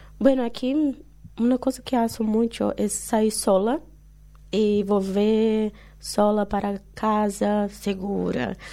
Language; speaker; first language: Spanish; non-native, learner; Portuguese